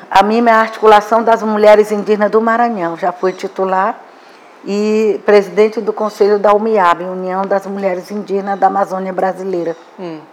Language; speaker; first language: Portuguese; non-native, local second language; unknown